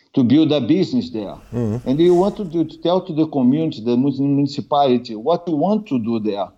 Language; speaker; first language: English; non-native, learner; Portuguese